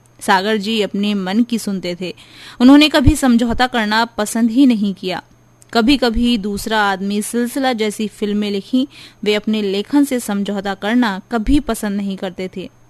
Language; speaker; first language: Hindi; native; Hindi